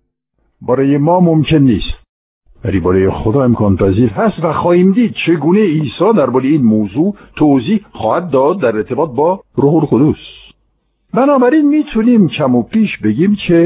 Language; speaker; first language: Persian; non-native, fluent; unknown